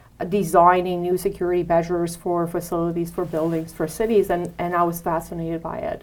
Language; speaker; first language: English; non-native, fluent; Romanian